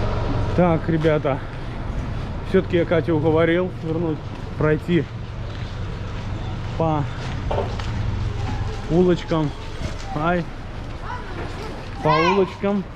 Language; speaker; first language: Russian; native; Russian